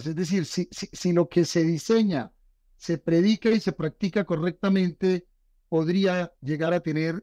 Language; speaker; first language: Spanish; native; Spanish